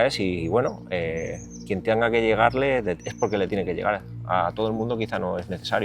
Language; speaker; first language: Spanish; native; Spanish